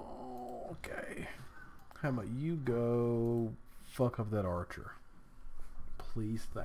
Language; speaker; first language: English; native; English